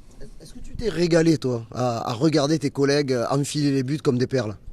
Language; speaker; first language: French; native; French